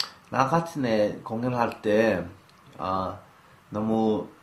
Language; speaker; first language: Korean; early bilingual, heritage; English